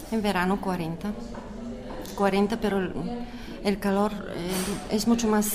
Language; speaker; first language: Spanish; non-native, learner; Bulgarian